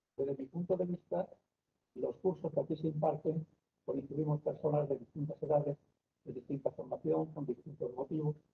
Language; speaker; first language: Spanish; native; Spanish